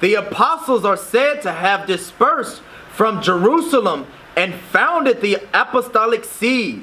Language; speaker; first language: English; native; English